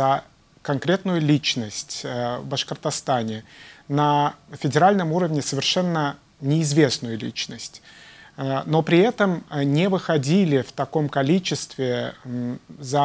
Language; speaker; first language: Russian; native; Russian